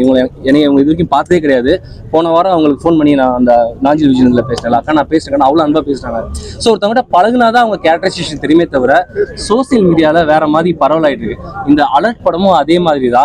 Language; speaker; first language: Tamil; native; Tamil